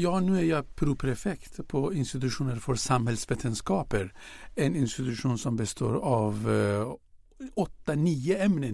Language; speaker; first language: Swedish; non-native, fluent; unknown